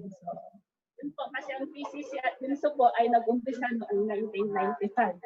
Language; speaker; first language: Filipino; native; Filipino